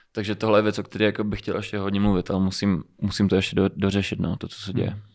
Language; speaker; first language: Czech; early bilingual, other home language; Romanian